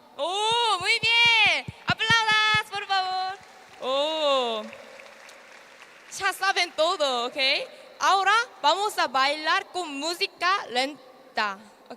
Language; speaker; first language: Spanish; non-native, learner; Korean